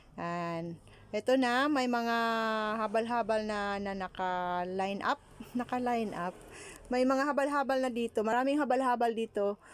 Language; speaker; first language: Filipino; non-native, local second language; Cebuano